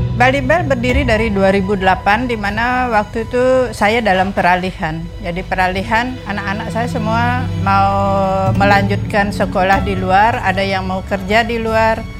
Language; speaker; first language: Indonesian; non-native, local second language; Balinese